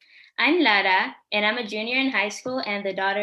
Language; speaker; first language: English; early bilingual, other home language; Spanish